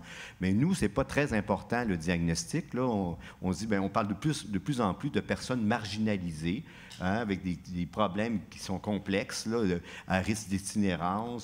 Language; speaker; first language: French; native; French